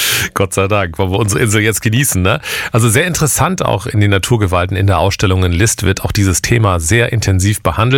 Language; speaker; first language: German; native; German